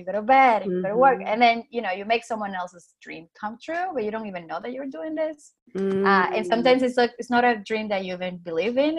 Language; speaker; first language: English; non-native, fluent; Spanish